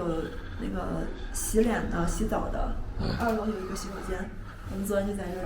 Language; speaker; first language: Chinese; native; Chinese